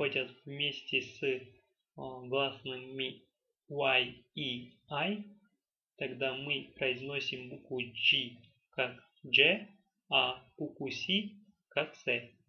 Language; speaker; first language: Russian; non-native, local second language; Tajik